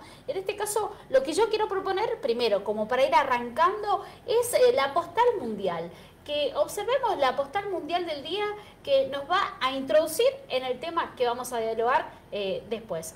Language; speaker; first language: Spanish; native; Spanish